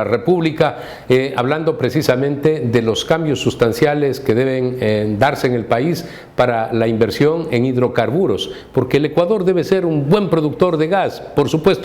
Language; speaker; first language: Spanish; native; Spanish